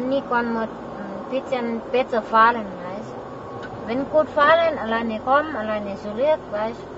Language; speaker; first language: German; non-native, learner; Thai